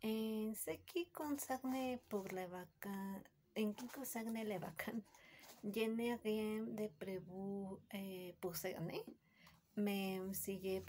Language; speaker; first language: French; non-native, learner; Spanish